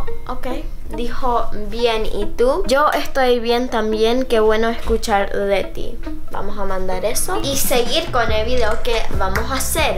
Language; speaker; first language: Spanish; early bilingual, heritage; Spanish